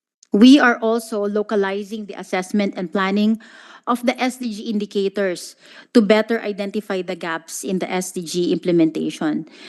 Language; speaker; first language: English; non-native, local second language; Filipino